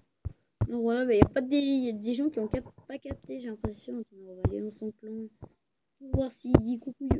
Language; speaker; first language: French; native; French